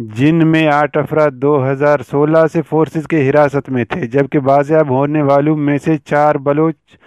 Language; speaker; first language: Urdu; non-native, local second language; Baluchi